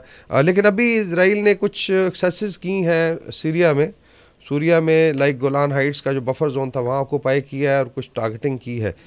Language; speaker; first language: Urdu; native; Urdu